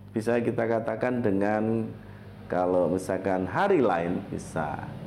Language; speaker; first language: Indonesian; native; Indonesian